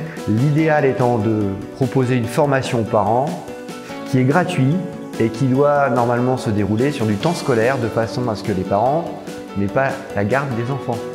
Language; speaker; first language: French; native; French